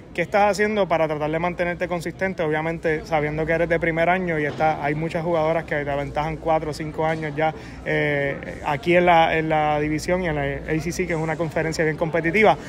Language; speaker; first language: Spanish; native; Spanish